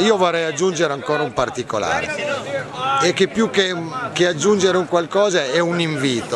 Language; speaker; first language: Italian; native; Italian